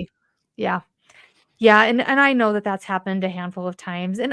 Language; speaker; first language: English; native; English